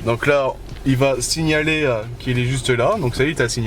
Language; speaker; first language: French; native; French